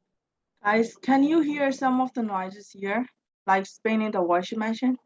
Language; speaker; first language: English; non-native, fluent; Burmese